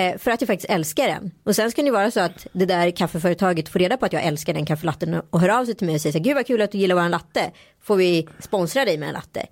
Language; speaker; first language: Swedish; native; Swedish